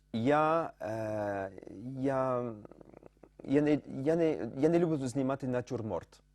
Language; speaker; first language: Ukrainian; early bilingual, heritage; Ukrainian